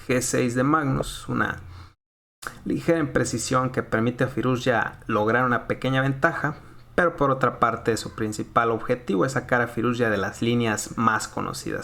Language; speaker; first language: Spanish; native; Spanish